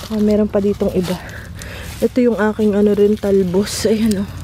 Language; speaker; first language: Filipino; native; Filipino